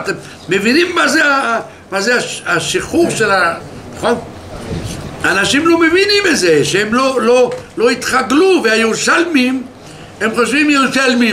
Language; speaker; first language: Hebrew; non-native, fluent; French